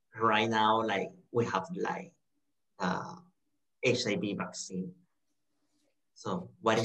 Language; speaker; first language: English; non-native, learner; Spanish